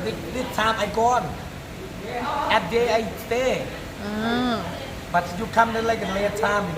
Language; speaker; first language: English; non-native, learner; Thai